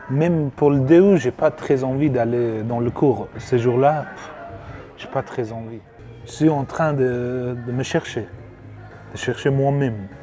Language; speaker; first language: French; non-native, learner; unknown